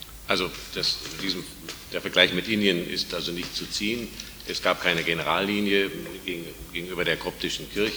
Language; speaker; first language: German; native; German